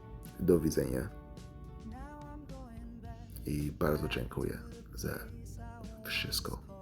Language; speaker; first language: Polish; non-native, learner; English